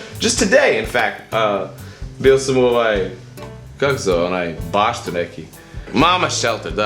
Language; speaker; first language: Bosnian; early bilingual, heritage; English